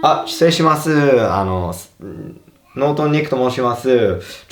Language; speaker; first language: Japanese; non-native, fluent; English